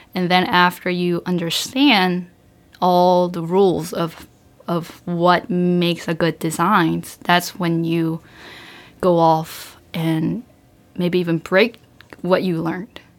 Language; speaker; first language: English; early bilingual, other home language; Korean